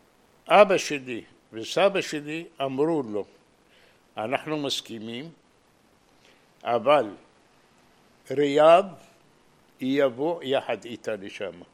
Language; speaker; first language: Hebrew; non-native, fluent; Arabic